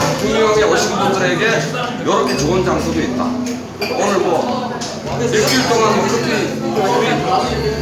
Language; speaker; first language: Korean; native; Korean